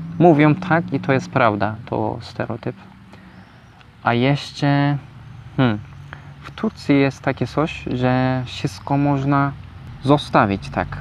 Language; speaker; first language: Polish; non-native, learner; Turkish